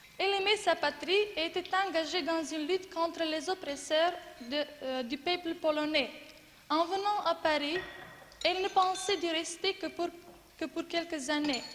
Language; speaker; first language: French; non-native, learner; Macedonian